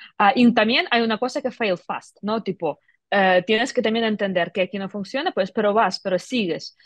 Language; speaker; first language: Spanish; non-native, fluent; Ukrainian